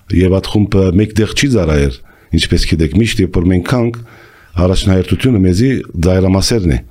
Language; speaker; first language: Armenian; early bilingual, heritage; Armenian